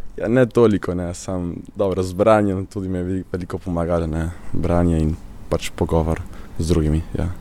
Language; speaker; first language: Slovenian; early bilingual, heritage; Slovenian